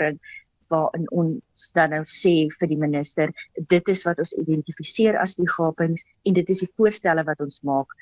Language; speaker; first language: Afrikaans; native; Afrikaans